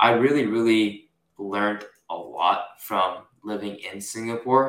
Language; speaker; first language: English; early bilingual, other home language; Japanese